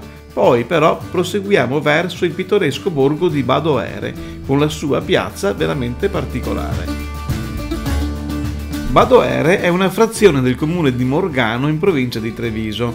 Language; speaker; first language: Italian; native; Italian